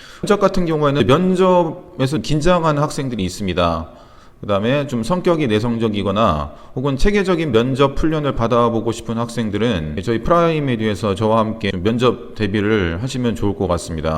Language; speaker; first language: Korean; native; Korean